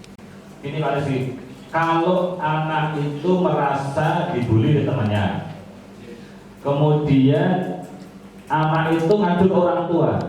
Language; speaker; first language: Indonesian; native; Indonesian